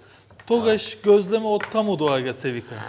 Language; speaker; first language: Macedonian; non-native, learner; Turkish